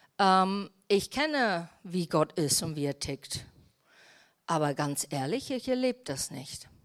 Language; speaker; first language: German; non-native, fluent; English